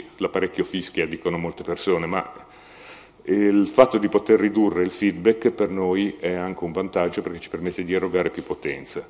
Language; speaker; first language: Italian; native; Italian